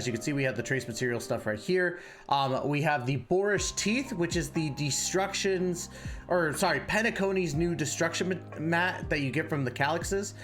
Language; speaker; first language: English; native; English